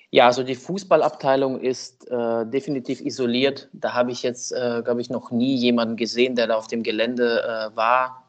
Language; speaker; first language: German; early bilingual, other home language; Russian